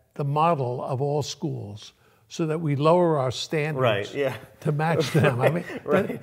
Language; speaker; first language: English; early bilingual, other home language; Yiddish